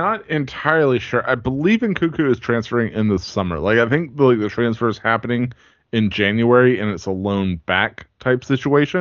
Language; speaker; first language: English; native; English